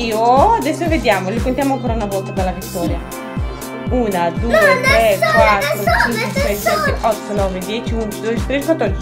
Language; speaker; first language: Italian; non-native, fluent; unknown